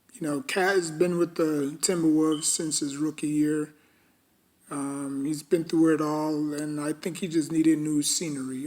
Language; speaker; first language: English; native; English